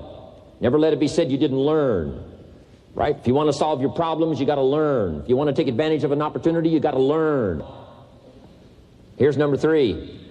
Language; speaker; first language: English; native; English